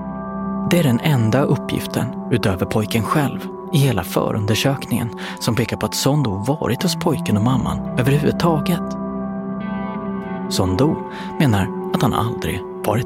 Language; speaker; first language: Swedish; native; Swedish